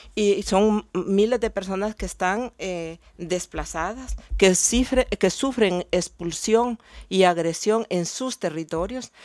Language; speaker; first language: Spanish; native; Spanish